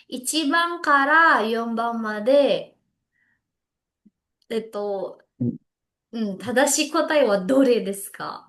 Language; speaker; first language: Japanese; non-native, learner; Indonesian